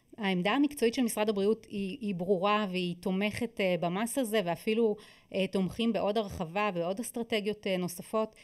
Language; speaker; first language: Hebrew; native; Hebrew